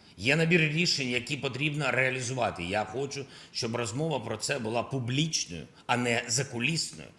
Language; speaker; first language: Ukrainian; non-native, local second language; Russian